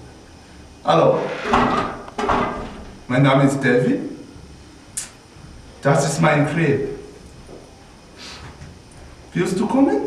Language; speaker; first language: German; non-native, learner; English